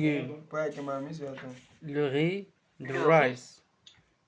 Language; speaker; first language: French; non-native, learner; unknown